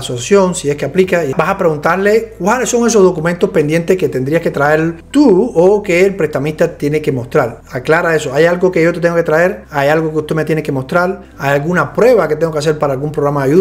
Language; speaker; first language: Spanish; native; Spanish